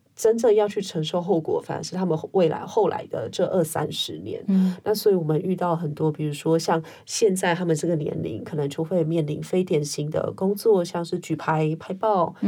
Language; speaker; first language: Chinese; non-native, local second language; Min Nan Chinese